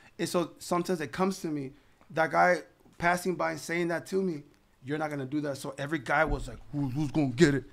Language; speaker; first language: English; early bilingual, other home language; Spanish